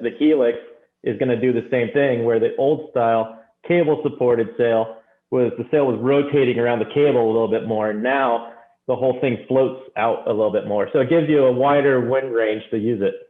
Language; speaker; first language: English; native; English